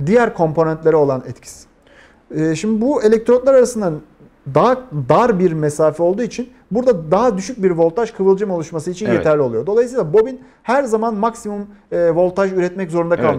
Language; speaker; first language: Turkish; native; Turkish